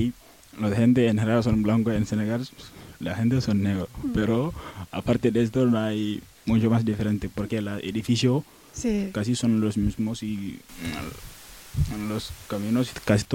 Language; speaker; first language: Spanish; non-native, learner; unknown